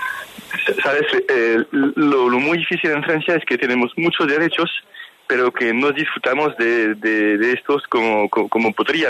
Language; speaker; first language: Spanish; non-native, fluent; French